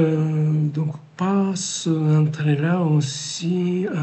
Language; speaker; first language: French; non-native, learner; Japanese